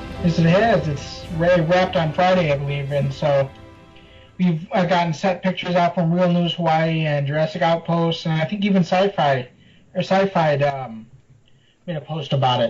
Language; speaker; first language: English; native; English